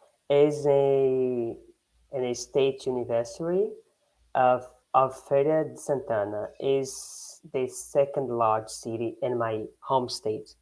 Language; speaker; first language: English; non-native, learner; Portuguese